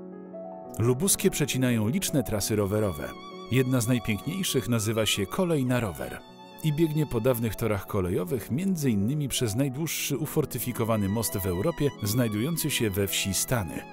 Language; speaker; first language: Polish; native; Polish